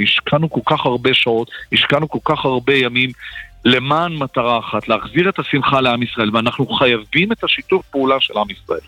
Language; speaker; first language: Hebrew; native; Hebrew